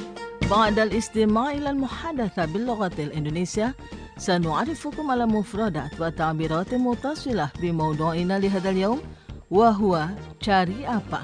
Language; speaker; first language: Arabic; non-native, fluent; Indonesian